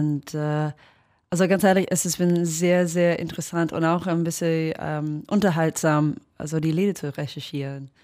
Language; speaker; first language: German; non-native, fluent; English